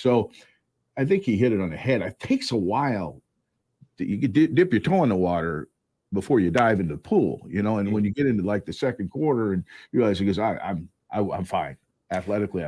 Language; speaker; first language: English; native; English